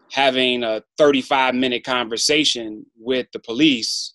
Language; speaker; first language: English; native; English